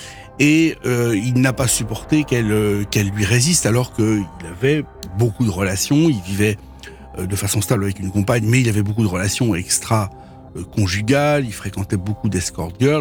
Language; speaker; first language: French; native; French